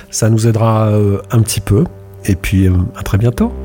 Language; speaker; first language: French; native; French